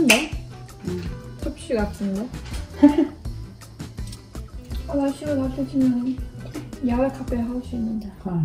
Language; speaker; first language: Korean; non-native, fluent; Romanian